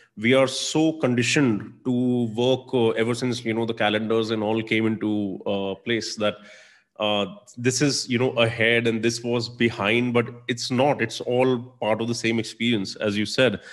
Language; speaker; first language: English; non-native, local second language; Hindi